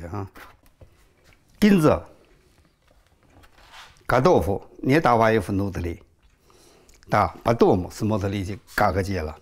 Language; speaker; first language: Russian; non-native, learner; Chinese